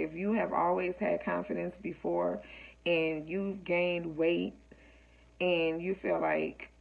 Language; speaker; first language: English; native; English